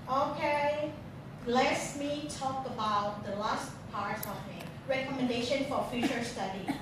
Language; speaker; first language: English; non-native, fluent; Thai